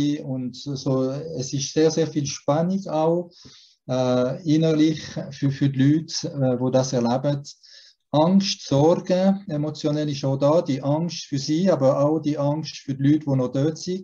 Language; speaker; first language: German; early bilingual, heritage; German